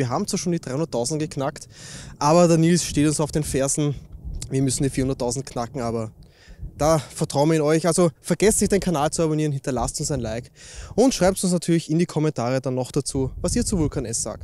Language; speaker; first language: German; native; German